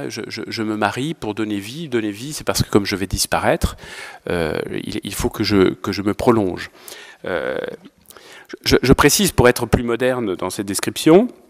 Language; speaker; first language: French; native; French